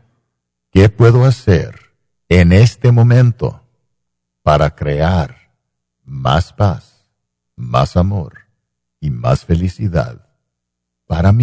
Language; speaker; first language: Spanish; non-native, fluent; English